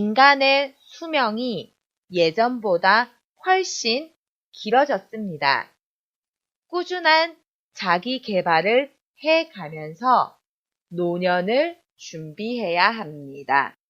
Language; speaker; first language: Korean; non-native, fluent; Chinese